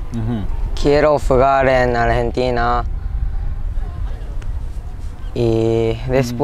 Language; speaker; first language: Spanish; non-native, learner; Japanese